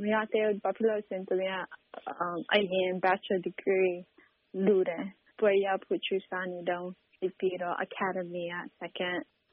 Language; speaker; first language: Burmese; non-native, local second language; Hakha Chin